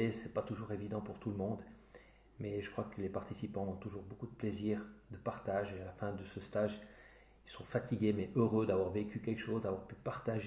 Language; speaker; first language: French; native; French